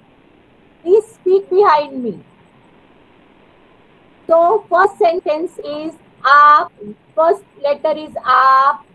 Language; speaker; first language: English; non-native, learner; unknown